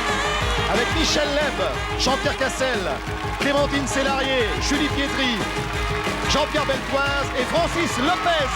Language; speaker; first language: French; native; French